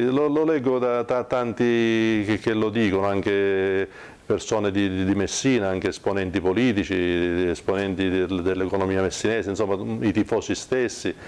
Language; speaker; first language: Italian; native; Italian